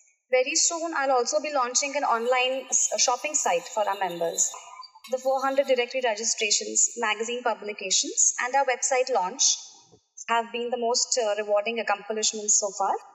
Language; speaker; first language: English; non-native, local second language; Marathi